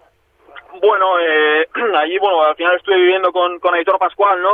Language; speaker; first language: Spanish; native; Spanish